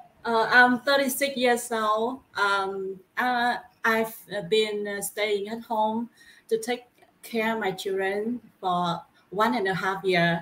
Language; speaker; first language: English; non-native, learner; Vietnamese